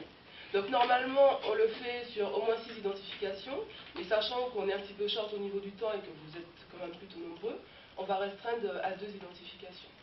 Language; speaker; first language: French; native; French